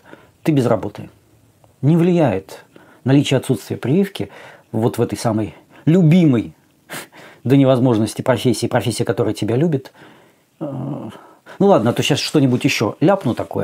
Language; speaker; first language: Russian; native; Russian